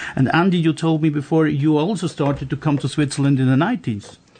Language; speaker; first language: English; non-native, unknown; German